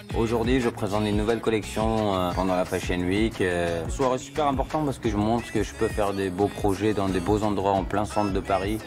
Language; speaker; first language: French; non-native, fluent; Persian